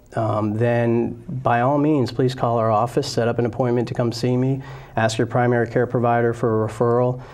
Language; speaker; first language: English; native; English